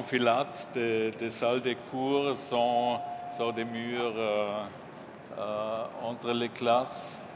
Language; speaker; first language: French; non-native, learner; German